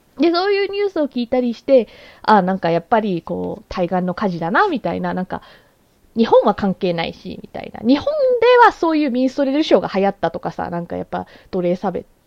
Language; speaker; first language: Japanese; native; Japanese